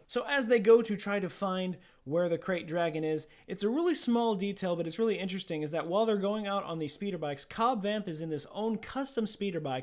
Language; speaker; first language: English; native; English